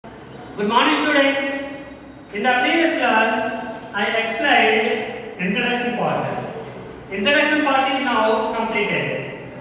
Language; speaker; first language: English; non-native, local second language; Telugu